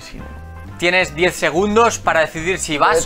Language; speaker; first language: Spanish; native; Spanish